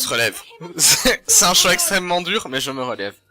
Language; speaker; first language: French; native; French